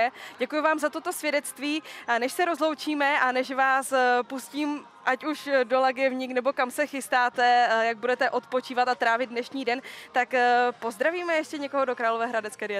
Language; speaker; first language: Czech; native; Czech